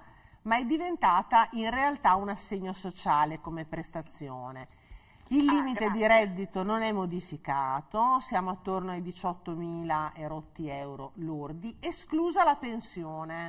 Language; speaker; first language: Italian; native; Italian